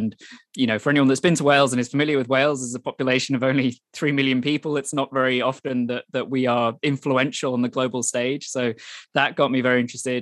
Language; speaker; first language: English; native; English